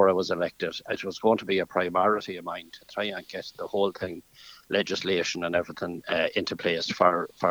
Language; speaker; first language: English; native; English